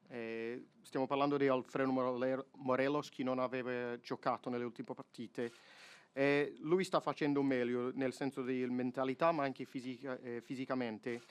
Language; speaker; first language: Italian; non-native, fluent; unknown